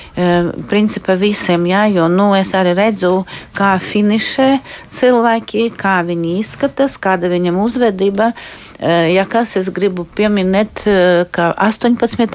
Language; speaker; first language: Latvian; non-native, local second language; Russian